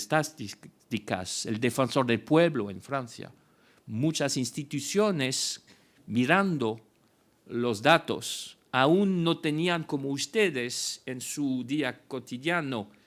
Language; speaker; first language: Spanish; non-native, fluent; French